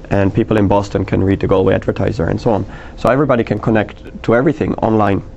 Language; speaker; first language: English; non-native, fluent; Dutch